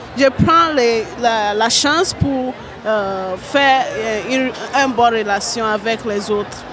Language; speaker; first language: French; non-native, learner; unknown